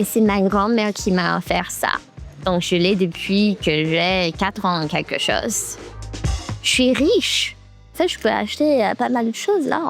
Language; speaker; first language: French; early bilingual, heritage; French